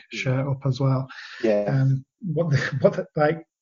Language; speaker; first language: English; native; English